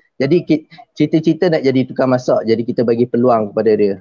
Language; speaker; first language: Malay; native; Malay